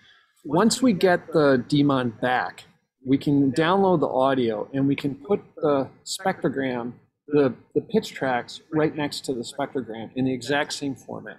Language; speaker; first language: English; native; English